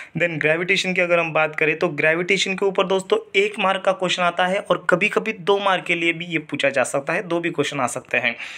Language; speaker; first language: Hindi; non-native, local second language; Marathi